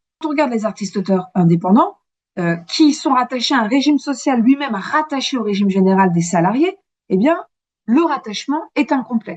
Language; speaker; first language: French; native; French